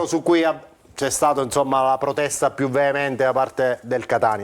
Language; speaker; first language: Italian; native; Italian